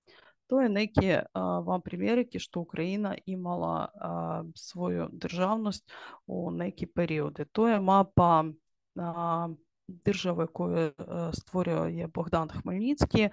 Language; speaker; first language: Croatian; non-native, learner; Ukrainian